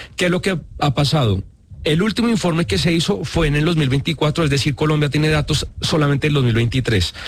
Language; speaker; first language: Spanish; native; Spanish